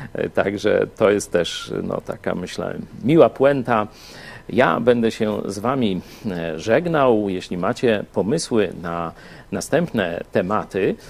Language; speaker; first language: Polish; native; Polish